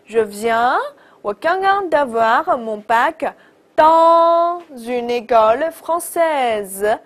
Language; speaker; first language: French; non-native, fluent; Chinese